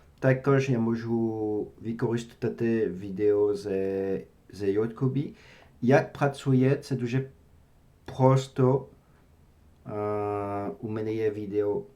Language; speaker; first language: Polish; non-native, learner; French